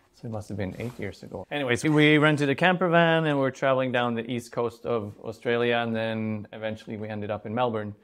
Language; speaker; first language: English; non-native, fluent; Swedish